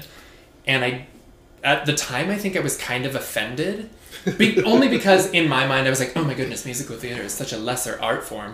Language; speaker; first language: English; native; English